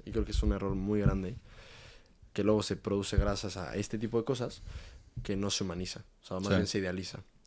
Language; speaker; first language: Spanish; native; Spanish